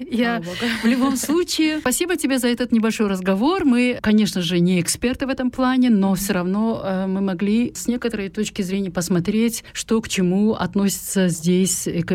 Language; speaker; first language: Russian; non-native, local second language; Kazakh